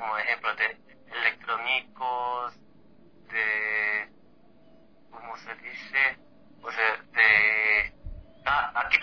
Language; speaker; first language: Spanish; non-native, fluent; Korean